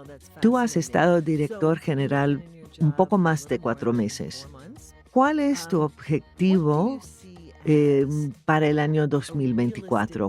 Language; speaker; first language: Spanish; non-native, fluent; English